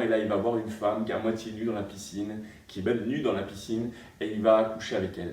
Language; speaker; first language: French; native; French